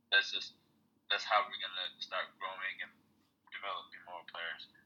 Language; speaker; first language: English; non-native, fluent; Amharic